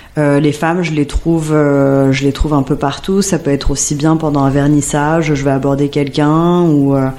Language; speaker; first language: French; native; French